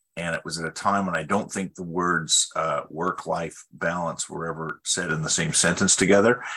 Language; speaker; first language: English; native; English